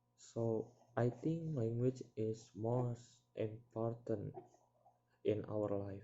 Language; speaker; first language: English; non-native, learner; Indonesian